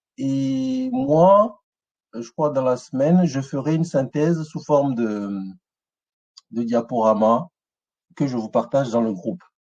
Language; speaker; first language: French; non-native, local second language; Ewe